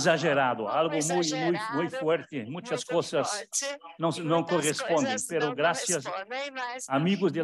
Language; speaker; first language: Portuguese; early bilingual, other home language; German